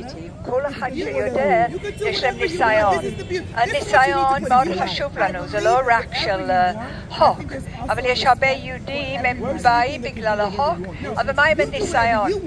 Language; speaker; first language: Hebrew; non-native, learner; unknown